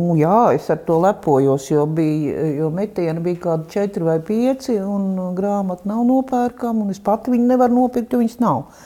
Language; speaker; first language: Latvian; non-native, local second language; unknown